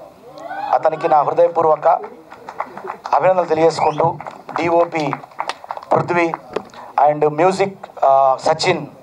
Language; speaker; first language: Telugu; native; Telugu